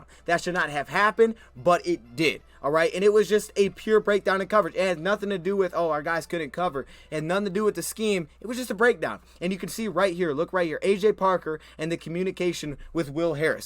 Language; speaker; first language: English; native; English